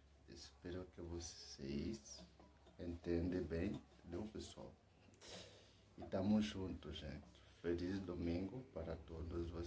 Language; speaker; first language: Portuguese; non-native, learner; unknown